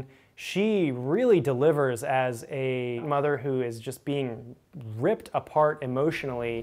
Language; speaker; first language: English; native; English